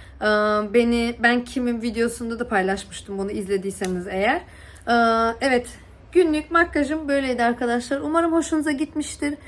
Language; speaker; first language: Turkish; early bilingual, heritage; Turkish